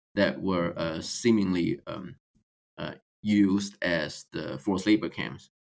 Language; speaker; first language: English; non-native, fluent; Chinese